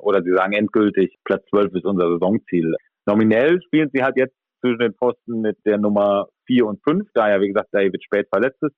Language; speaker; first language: German; native; German